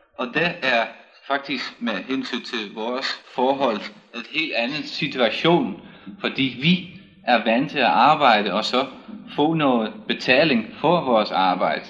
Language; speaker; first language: Danish; non-native, fluent; Dutch